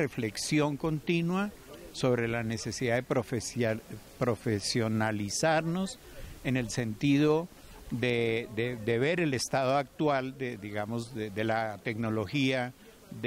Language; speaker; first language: Spanish; native; Spanish